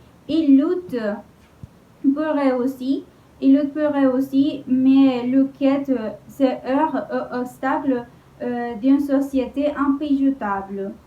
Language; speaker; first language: French; non-native, learner; Spanish